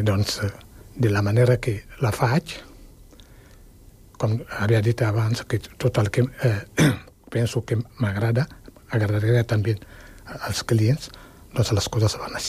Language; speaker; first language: Catalan; non-native, fluent; Wolof